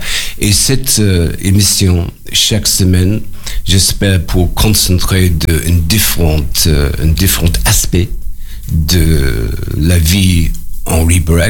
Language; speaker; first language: French; non-native, learner; English